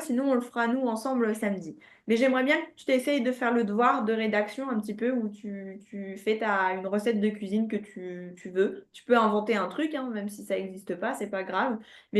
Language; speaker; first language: French; native; French